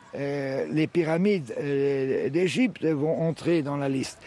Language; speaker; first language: French; early bilingual, heritage; French